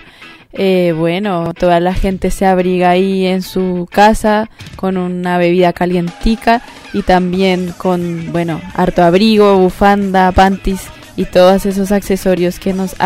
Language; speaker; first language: Spanish; native; Spanish